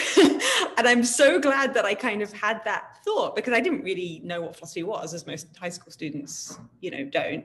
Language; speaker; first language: English; native; English